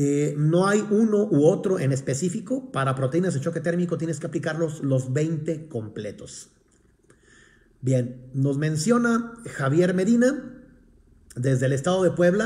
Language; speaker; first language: Spanish; native; Spanish